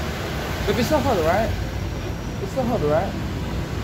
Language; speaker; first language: English; non-native, learner; Indonesian